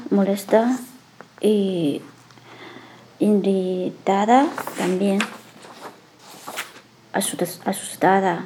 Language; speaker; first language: Spanish; non-native, learner; Chinese